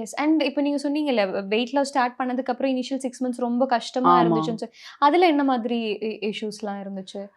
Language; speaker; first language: Tamil; native; Tamil